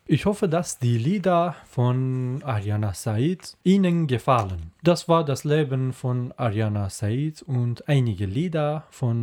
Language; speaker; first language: German; non-native, learner; Persian